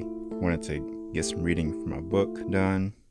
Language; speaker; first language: English; native; English